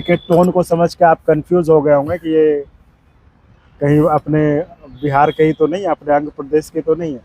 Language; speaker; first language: Hindi; native; Hindi